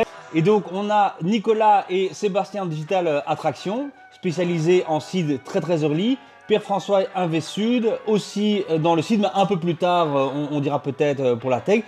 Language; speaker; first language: French; native; French